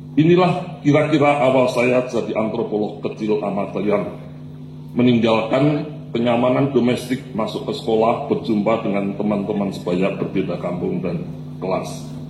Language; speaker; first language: Indonesian; non-native, local second language; Javanese